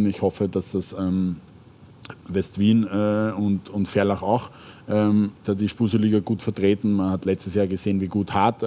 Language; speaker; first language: German; native; German